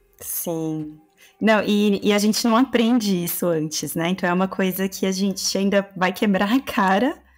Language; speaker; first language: Portuguese; native; Portuguese